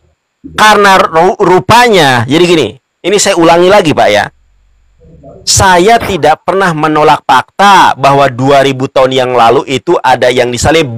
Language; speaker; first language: Indonesian; native; Indonesian